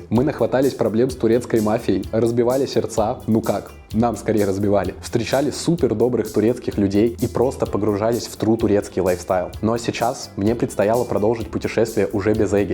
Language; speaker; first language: Russian; native; Russian